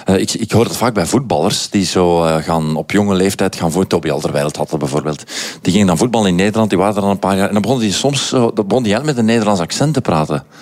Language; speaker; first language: Dutch; native; Dutch